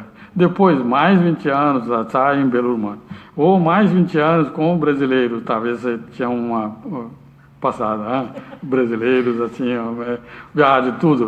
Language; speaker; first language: Portuguese; non-native, learner; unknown